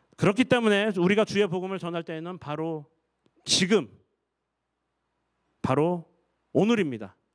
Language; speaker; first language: Korean; native; Korean